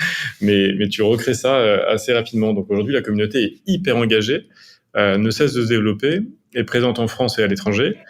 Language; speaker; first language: French; native; French